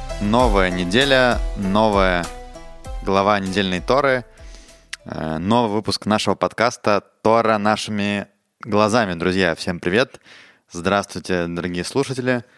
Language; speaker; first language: Russian; native; Russian